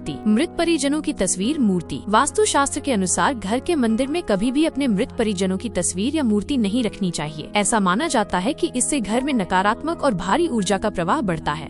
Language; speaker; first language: Hindi; native; Hindi